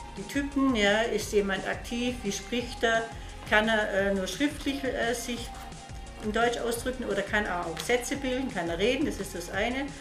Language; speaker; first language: German; non-native, fluent; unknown